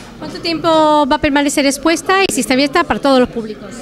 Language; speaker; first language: Spanish; native; Spanish